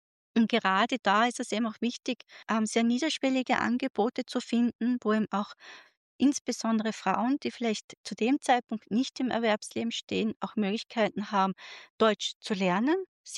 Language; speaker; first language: German; native; German